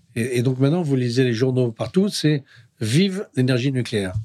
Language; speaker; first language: French; native; French